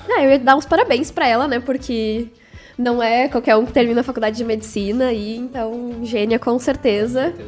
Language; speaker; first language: Portuguese; native; Portuguese